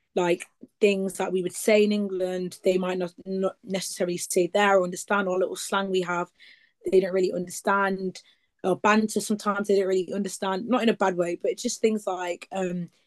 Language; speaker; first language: English; native; English